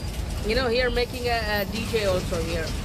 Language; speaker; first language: English; non-native, learner; Hindi